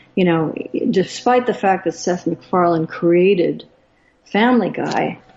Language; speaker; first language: English; native; English